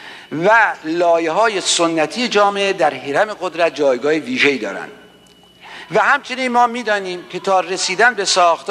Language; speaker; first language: Persian; native; Persian